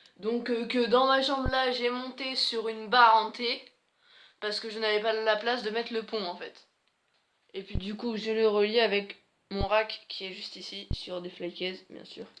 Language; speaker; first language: French; native; French